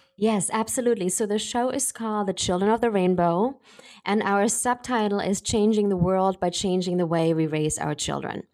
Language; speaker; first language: English; non-native, fluent; German